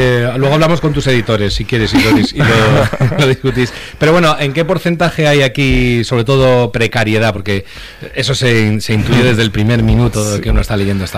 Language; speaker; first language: Spanish; native; Spanish